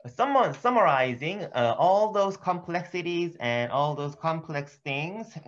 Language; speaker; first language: English; non-native, fluent; Korean